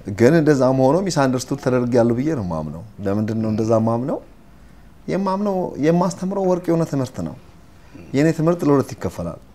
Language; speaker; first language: Amharic; native; Amharic